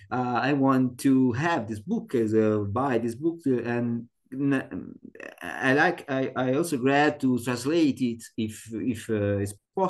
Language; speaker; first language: English; non-native, learner; Italian